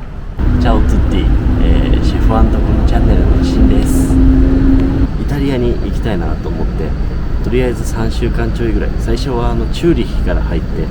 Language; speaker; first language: Japanese; native; Japanese